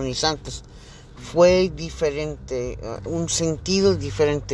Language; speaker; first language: Spanish; early bilingual, heritage; English